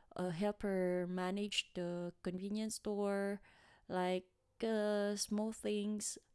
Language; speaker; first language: English; non-native, local second language; Waray